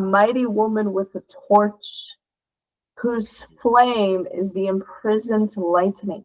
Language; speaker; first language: English; non-native, fluent; Portuguese